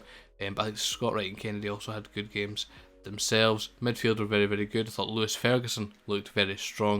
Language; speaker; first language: English; native; English